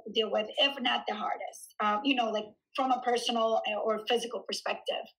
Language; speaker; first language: English; early bilingual, other home language; Spanish